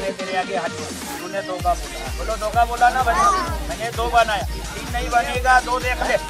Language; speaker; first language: Hindi; non-native, local second language; Bangla